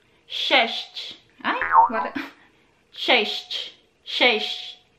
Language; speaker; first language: Polish; non-native, learner; Filipino